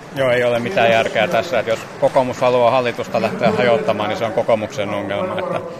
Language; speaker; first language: Finnish; native; Finnish